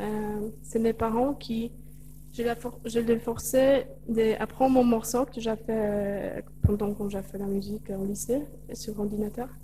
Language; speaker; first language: French; non-native, learner; Polish